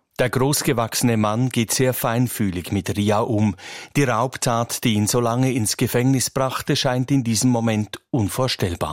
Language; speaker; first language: German; native; German